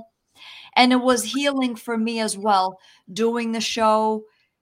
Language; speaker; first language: English; early bilingual, other home language; Italian